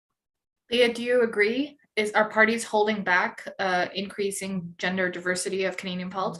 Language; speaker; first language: English; native; English